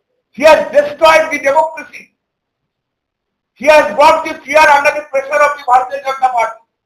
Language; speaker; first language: English; non-native, local second language; Bangla